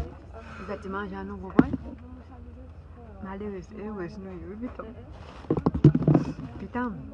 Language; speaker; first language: French; non-native, learner; Haitian Creole